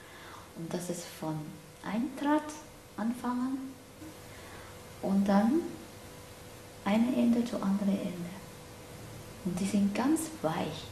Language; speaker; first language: German; non-native, learner; Cantonese